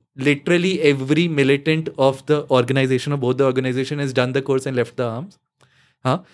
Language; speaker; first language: English; non-native, local second language; Punjabi